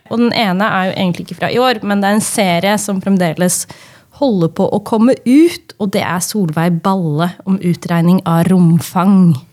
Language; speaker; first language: Norwegian; native; Norwegian